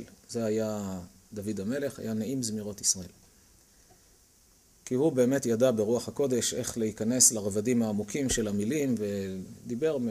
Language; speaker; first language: Hebrew; native; Hebrew